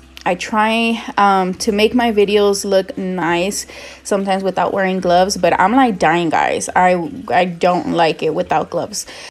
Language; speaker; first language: English; early bilingual, other home language; Spanish